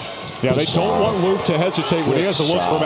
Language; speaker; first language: English; native; English